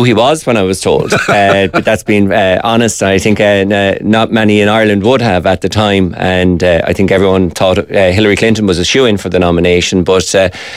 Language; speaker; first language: English; native; English